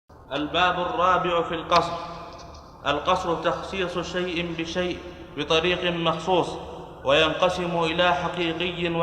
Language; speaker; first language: Arabic; native; Arabic